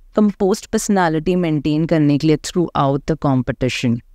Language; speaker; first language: Hindi; native; Hindi